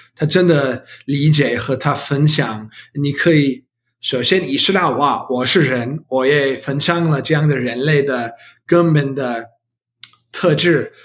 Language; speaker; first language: Chinese; non-native, learner; English